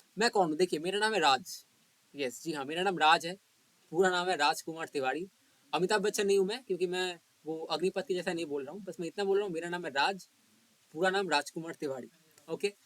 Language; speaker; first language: Hindi; non-native, local second language; Bangla